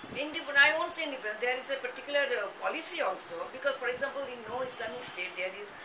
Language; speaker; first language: English; non-native, local second language; Bangla